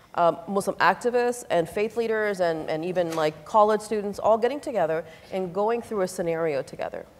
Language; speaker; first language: English; native; English